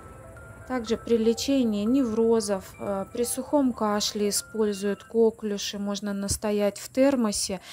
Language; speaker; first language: Russian; native; Russian